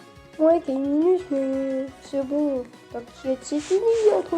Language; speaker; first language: French; native; French